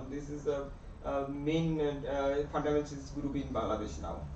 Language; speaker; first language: English; non-native, learner; Bangla